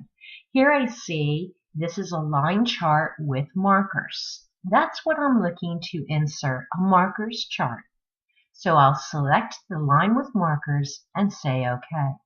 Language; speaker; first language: English; native; English